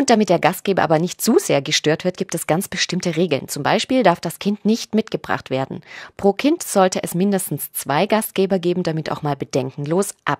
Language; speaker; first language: German; native; German